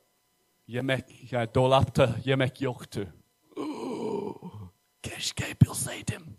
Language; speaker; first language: Turkish; non-native, fluent; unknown